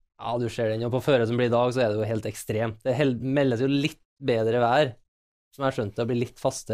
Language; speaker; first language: Norwegian; native; Norwegian